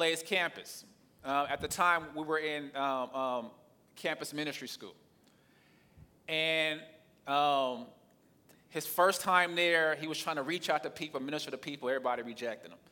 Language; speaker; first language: English; native; English